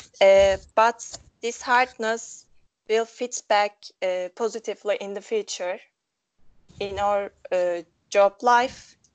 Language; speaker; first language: English; non-native, local second language; Turkish